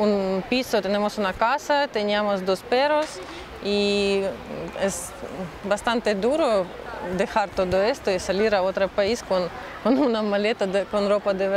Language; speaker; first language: Spanish; non-native, learner; Russian